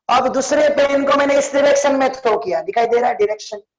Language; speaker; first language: Hindi; non-native, local second language; Gujarati